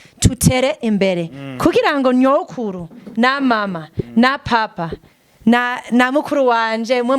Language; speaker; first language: Rundi; non-native, fluent; English